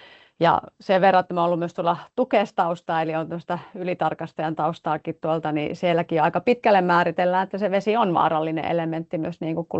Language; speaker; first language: Finnish; native; Finnish